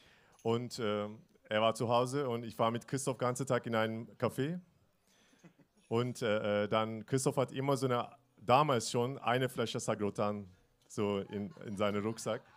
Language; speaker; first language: German; non-native, fluent; Turkish